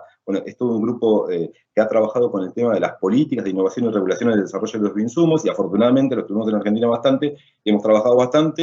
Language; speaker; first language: Spanish; native; Spanish